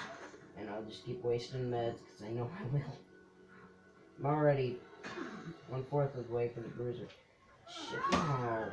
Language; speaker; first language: English; native; English